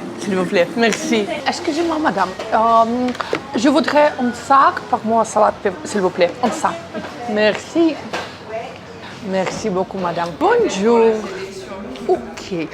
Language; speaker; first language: French; non-native, learner; Russian